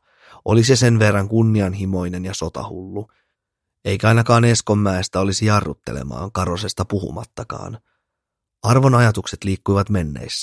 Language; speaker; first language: Finnish; native; Finnish